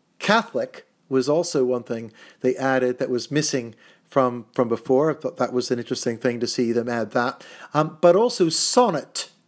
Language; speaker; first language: English; native; English